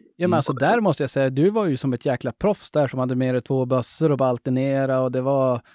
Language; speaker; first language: Swedish; native; Swedish